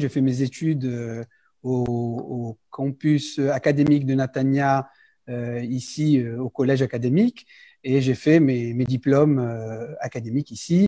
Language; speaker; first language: French; early bilingual, heritage; French